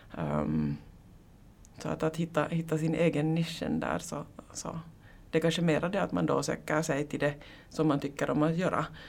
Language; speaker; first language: Swedish; native; Swedish